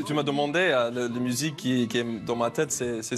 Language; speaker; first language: French; non-native, learner; English